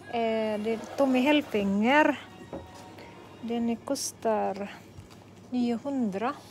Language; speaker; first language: Swedish; non-native, learner; Cebuano